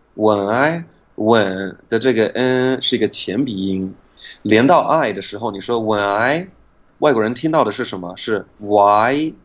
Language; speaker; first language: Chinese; non-native, fluent; English